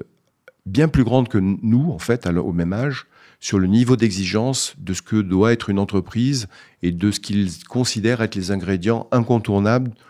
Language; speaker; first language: French; native; French